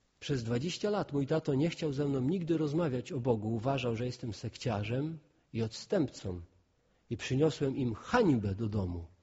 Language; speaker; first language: Polish; non-native, local second language; Kashubian